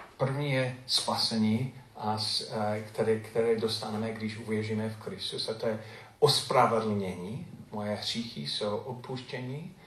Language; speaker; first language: Czech; non-native, fluent; English